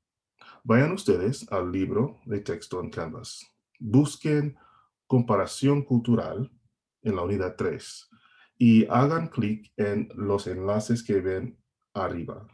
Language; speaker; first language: Spanish; non-native, fluent; English